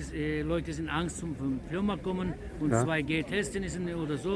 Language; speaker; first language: German; non-native, learner; Turkish